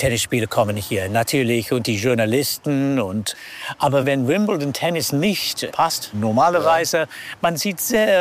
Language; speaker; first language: German; non-native, fluent; English